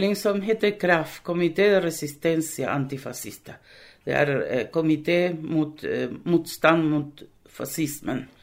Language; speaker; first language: Norwegian; non-native, fluent; Spanish